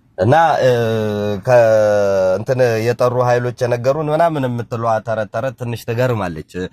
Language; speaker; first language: Amharic; non-native, local second language; Tigrinya